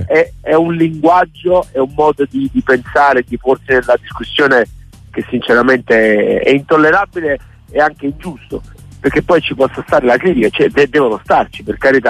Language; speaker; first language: Italian; native; Italian